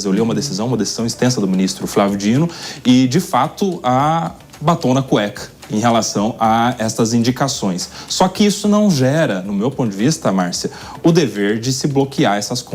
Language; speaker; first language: Portuguese; native; Portuguese